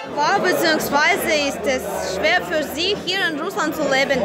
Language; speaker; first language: German; non-native, fluent; Russian